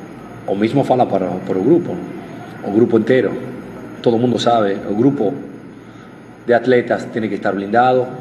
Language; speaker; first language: Portuguese; non-native, fluent; Spanish